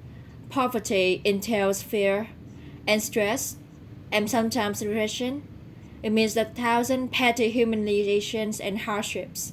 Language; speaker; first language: English; non-native, learner; Vietnamese